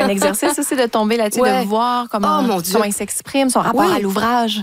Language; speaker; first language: French; native; French